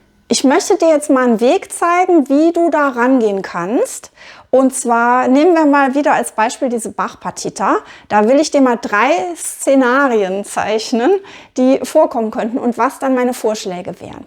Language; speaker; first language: German; native; German